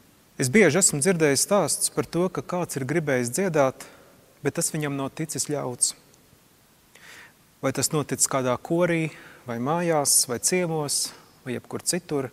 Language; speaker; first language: Latvian; native; Latvian